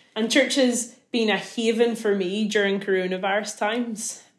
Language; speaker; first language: English; native; English